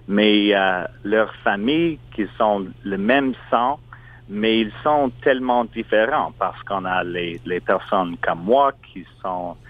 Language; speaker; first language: French; non-native, local second language; English